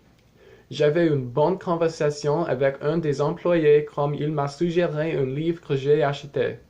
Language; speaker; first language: French; non-native, learner; English